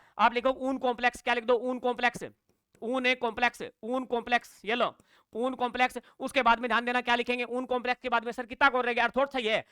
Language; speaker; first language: Hindi; native; Hindi